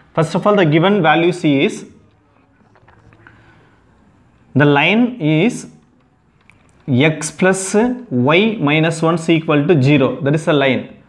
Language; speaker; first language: English; non-native, local second language; Tamil